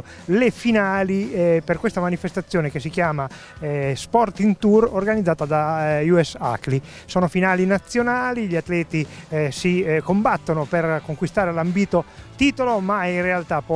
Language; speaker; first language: Italian; native; Italian